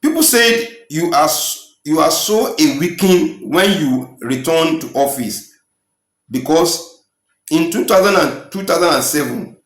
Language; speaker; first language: English; non-native, local second language; Yoruba